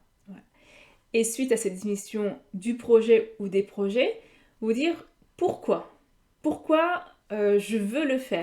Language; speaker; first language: French; native; French